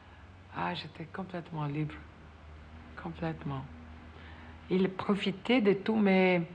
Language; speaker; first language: French; non-native, fluent; Italian